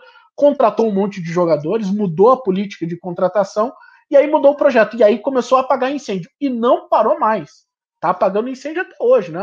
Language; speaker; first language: Portuguese; native; Portuguese